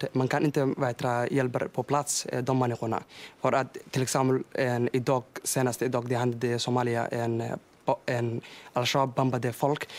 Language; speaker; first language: Swedish; non-native, learner; Somali